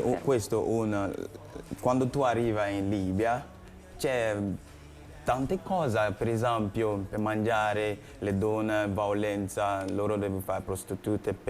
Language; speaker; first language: Italian; non-native, learner; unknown